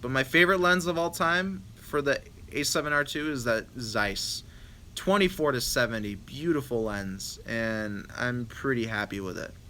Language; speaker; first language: English; native; English